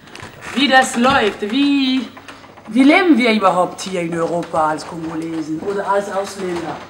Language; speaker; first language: German; non-native, fluent; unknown